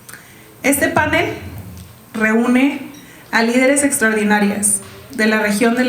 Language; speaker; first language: Spanish; native; Spanish